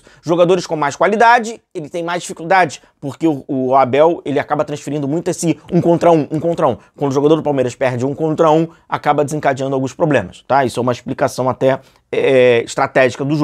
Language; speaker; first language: Portuguese; native; Portuguese